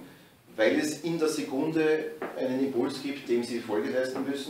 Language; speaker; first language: German; native; German